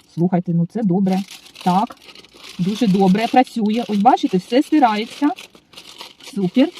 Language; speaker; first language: Ukrainian; non-native, local second language; Russian